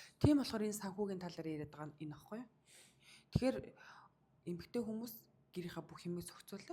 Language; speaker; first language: Mongolian; native; Mongolian